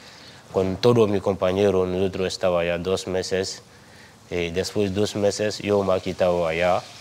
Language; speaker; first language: Spanish; non-native, learner; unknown